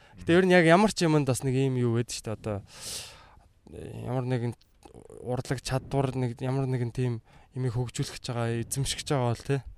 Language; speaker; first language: Mongolian; native; Mongolian